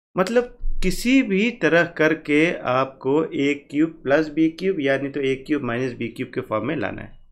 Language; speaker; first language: Hindi; native; Hindi